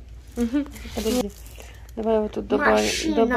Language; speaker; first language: Russian; native; Russian